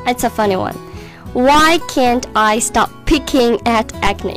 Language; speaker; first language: English; non-native, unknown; Chinese